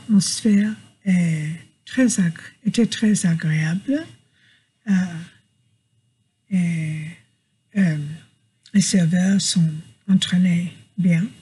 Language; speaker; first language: French; non-native, learner; English